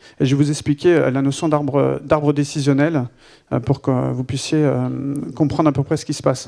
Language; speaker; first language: French; native; French